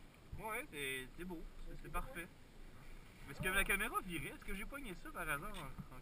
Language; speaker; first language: French; native; French